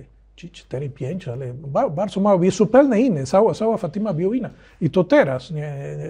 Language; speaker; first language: Polish; non-native, learner; Spanish